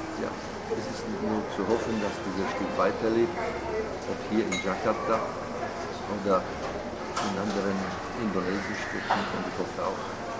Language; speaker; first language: German; non-native, fluent; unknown